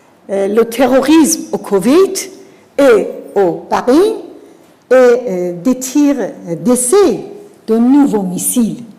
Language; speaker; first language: French; non-native, fluent; Persian